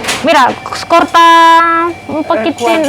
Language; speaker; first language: Spanish; non-native, learner; Indonesian